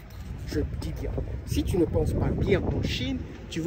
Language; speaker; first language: French; non-native, local second language; Lingala